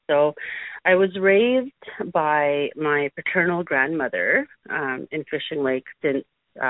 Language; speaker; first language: English; native; English